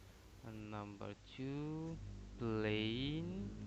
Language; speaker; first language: English; non-native, learner; Indonesian